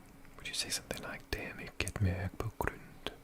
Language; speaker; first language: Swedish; non-native, learner; English